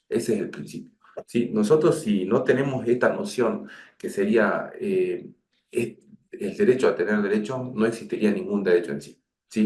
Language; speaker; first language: Spanish; native; Spanish